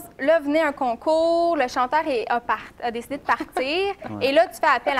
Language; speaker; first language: French; native; French